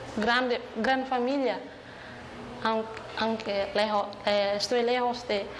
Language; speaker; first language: Spanish; non-native, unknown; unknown